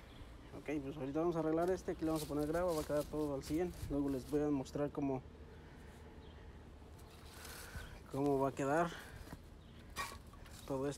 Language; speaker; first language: Spanish; native; Spanish